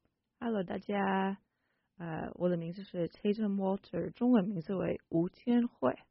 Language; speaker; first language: Chinese; non-native, fluent; English